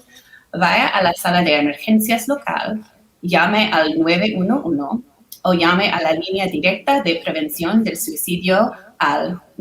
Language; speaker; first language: Spanish; non-native, learner; English